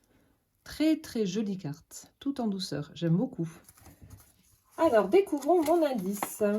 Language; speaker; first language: French; native; French